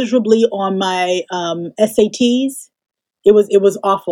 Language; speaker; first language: English; native; English